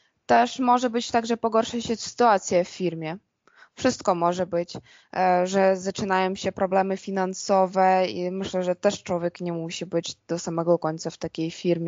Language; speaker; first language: Polish; non-native, fluent; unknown